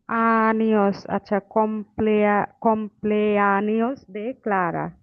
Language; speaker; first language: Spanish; non-native, learner; Bangla